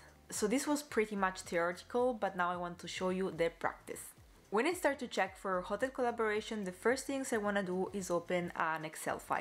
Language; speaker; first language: English; non-native, fluent; Italian